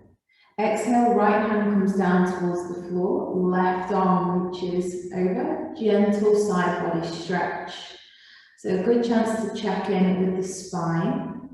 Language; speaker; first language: English; native; English